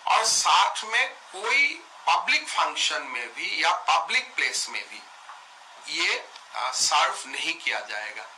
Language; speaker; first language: Hindi; non-native, local second language; Assamese